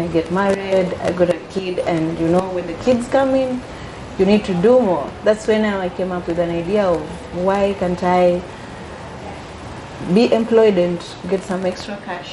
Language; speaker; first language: English; non-native, local second language; Luyia